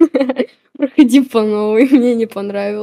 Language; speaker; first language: Russian; native; Russian